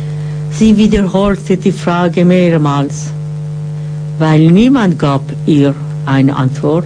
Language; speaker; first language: German; non-native, fluent; Persian